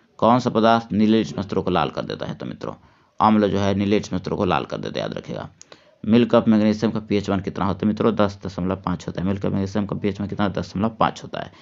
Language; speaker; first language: Hindi; native; Hindi